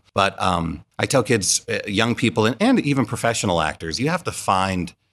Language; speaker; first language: English; native; English